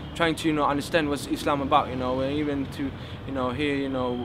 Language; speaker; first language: English; non-native, fluent; Swedish